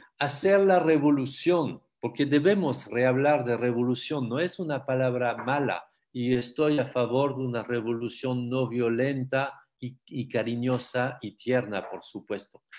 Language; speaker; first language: Spanish; non-native, fluent; French